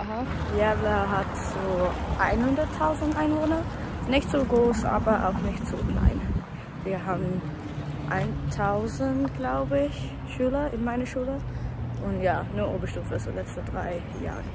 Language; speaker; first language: German; non-native, learner; Swedish